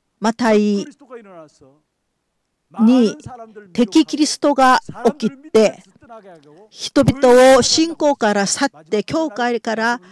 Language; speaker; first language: Japanese; non-native, fluent; Korean